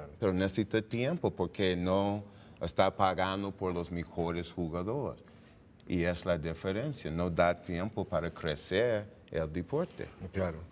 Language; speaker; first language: Spanish; non-native, learner; English